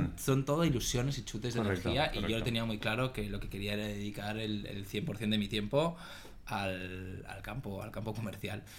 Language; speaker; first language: Spanish; native; Spanish